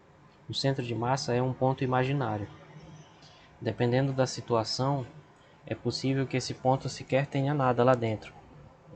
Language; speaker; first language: Portuguese; native; Portuguese